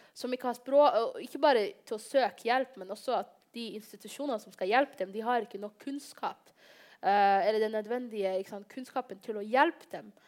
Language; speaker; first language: Norwegian; early bilingual, other home language; Somali